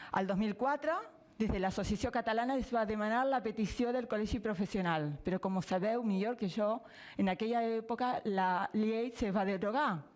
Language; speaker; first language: Catalan; non-native, fluent; Spanish